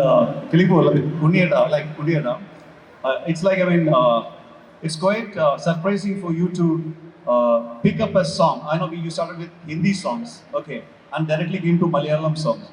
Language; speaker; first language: English; non-native, local second language; Malayalam